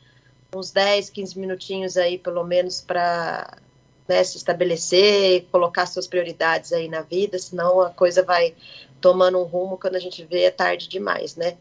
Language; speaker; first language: Portuguese; native; Portuguese